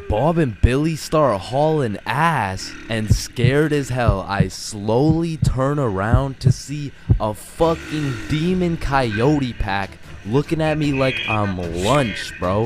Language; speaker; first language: English; native; English